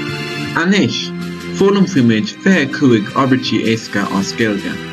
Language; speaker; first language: Irish; non-native, learner; English